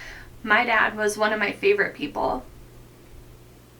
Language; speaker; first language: English; native; English